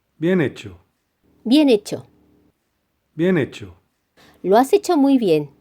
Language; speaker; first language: Spanish; non-native, fluent; Korean